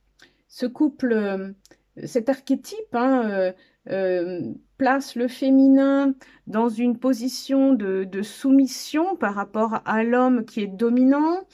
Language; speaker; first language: French; native; French